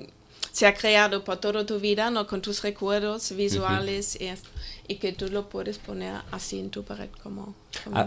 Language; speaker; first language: Spanish; non-native, fluent; German